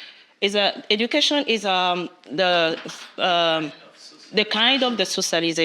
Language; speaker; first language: English; non-native, learner; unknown